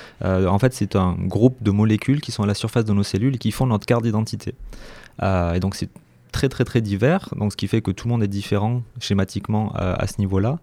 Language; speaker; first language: French; native; French